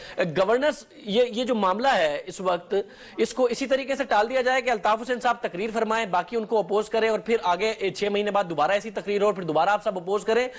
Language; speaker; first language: Urdu; native; Urdu